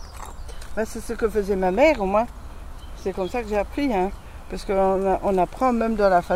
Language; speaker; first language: French; native; French